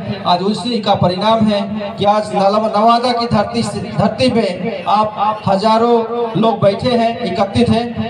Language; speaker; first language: Hindi; native; Hindi